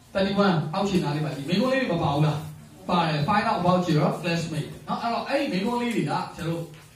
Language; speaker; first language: Burmese; native; Burmese